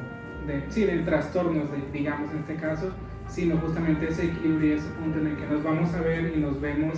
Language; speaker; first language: Spanish; native; Spanish